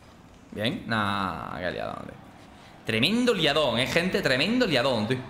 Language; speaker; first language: Spanish; native; Spanish